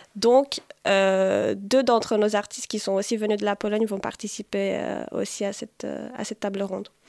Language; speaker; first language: French; non-native, fluent; Polish